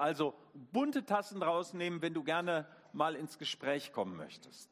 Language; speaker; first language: German; native; German